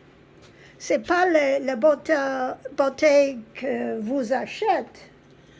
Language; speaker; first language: French; non-native, learner; English